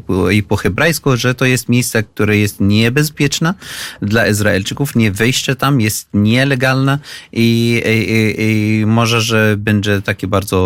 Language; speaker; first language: Polish; non-native, fluent; Arabic